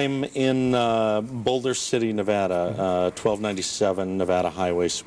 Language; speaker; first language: English; native; English